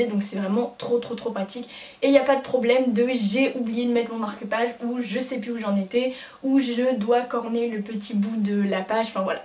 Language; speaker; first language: French; native; French